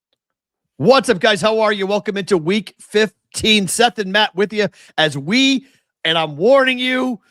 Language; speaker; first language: English; native; English